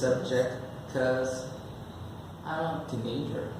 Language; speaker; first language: English; non-native, learner; Portuguese